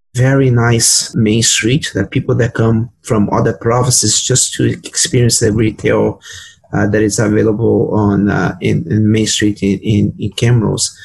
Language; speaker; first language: English; non-native, fluent; Portuguese